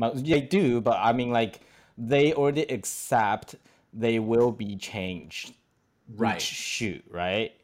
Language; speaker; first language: English; non-native, fluent; Chinese